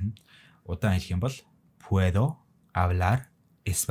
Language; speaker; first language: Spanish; non-native, fluent; Mongolian